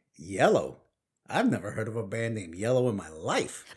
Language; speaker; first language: English; early bilingual, other home language; Spanish